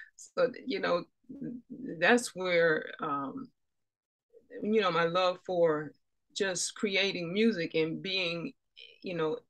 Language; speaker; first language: English; native; English